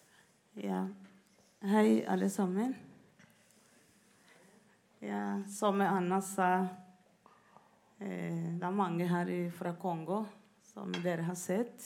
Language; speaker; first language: Norwegian; non-native, learner; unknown